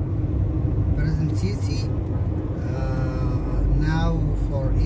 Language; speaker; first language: English; non-native, learner; Arabic